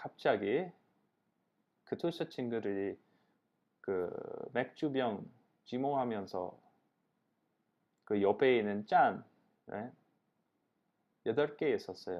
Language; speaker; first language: Korean; non-native, fluent; English